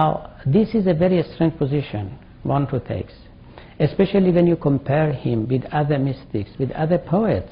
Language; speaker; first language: English; non-native, fluent; Persian